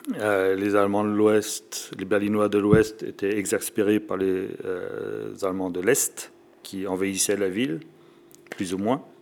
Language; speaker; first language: French; native; French